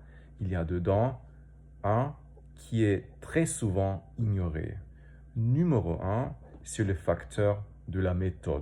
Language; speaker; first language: French; non-native, fluent; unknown